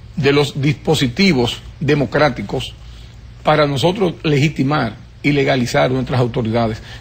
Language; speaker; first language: Spanish; native; Spanish